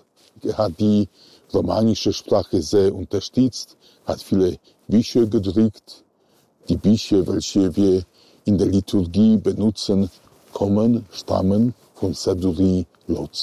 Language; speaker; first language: German; non-native, fluent; Polish